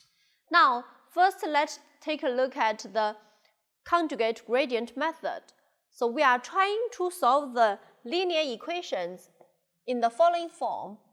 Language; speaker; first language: English; non-native, local second language; Chinese